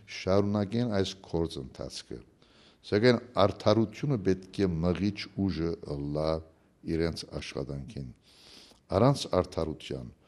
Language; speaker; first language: Armenian; early bilingual, heritage; Armenian